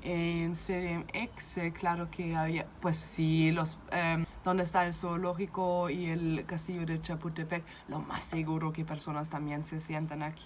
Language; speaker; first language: Spanish; non-native, fluent; German